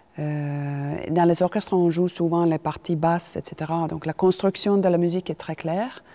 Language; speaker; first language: French; non-native, fluent; Finnish